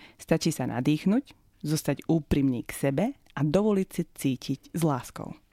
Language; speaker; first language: Slovak; native; Slovak